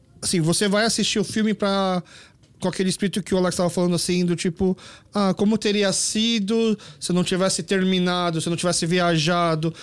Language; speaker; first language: Portuguese; early bilingual, other home language; Korean